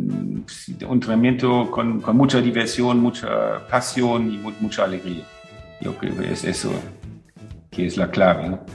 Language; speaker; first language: Spanish; non-native, fluent; German